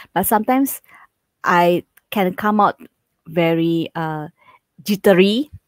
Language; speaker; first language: English; non-native, fluent; Indonesian